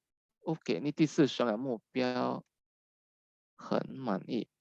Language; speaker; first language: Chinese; non-native, fluent; Indonesian